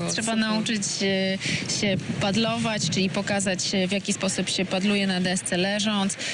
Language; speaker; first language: Polish; native; Polish